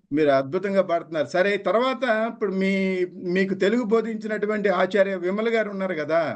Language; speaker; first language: Telugu; native; Telugu